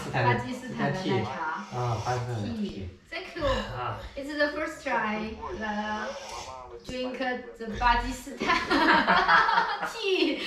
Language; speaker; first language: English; non-native, learner; Chinese